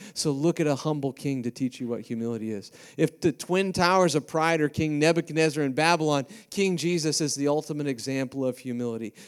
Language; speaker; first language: English; native; English